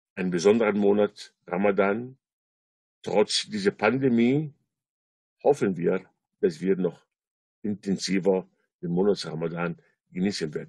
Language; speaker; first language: German; non-native, fluent; Arabic